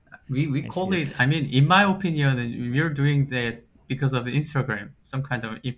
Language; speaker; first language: English; non-native, fluent; Korean